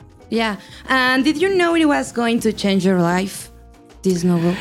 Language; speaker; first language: English; non-native, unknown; Spanish